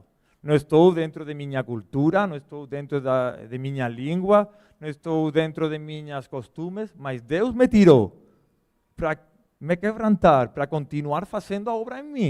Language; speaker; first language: Portuguese; non-native, learner; Spanish